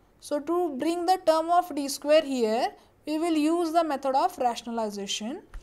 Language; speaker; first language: English; non-native, local second language; Marathi